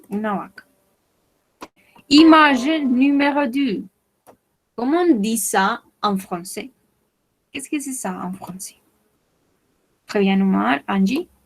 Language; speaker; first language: French; non-native, fluent; Spanish